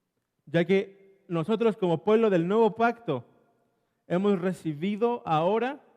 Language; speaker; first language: Spanish; native; Spanish